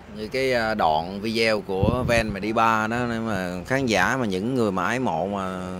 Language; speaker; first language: Vietnamese; native; Vietnamese